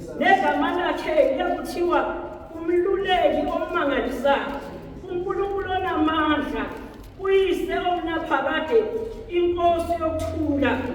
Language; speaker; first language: Zulu; native; Zulu